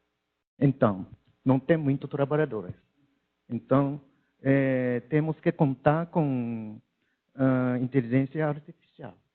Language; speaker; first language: Portuguese; non-native, learner; Japanese